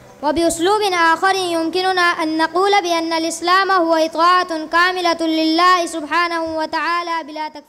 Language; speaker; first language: Arabic; non-native, learner; Urdu